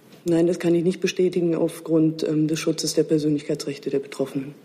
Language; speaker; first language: German; native; German